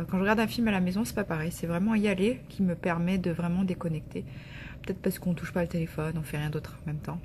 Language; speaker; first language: French; native; French